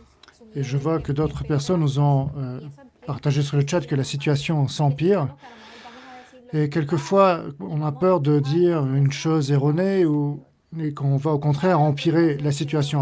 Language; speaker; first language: French; native; French